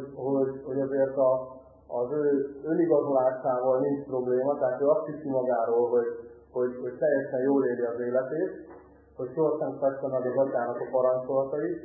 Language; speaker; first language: Hungarian; native; Hungarian